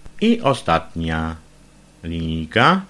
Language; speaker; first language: Polish; native; Polish